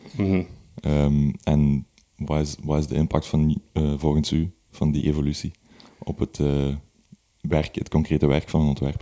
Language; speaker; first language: Dutch; native; Dutch